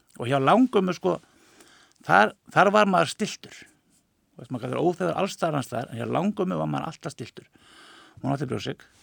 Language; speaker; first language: Icelandic; native; Icelandic